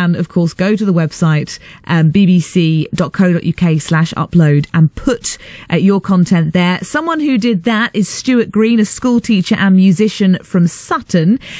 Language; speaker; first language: English; native; English